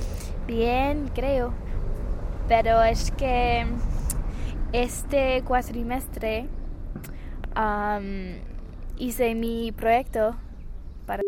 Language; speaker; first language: Spanish; non-native, fluent; English